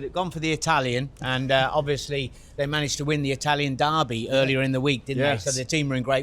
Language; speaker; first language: English; native; English